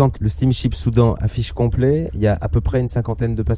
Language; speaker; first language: French; native; French